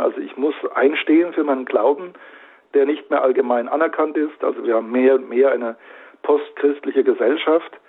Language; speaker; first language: German; native; German